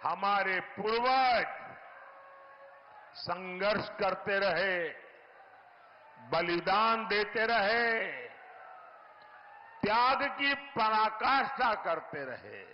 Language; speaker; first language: Hindi; non-native, local second language; Gujarati